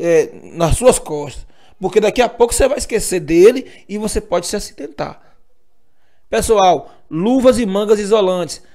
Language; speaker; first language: Portuguese; native; Portuguese